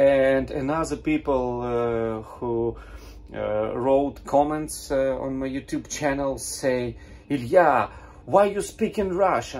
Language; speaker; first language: English; non-native, learner; Russian